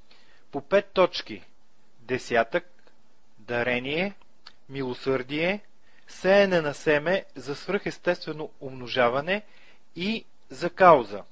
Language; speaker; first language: Bulgarian; native; Bulgarian